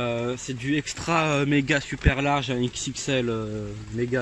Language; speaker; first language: French; native; French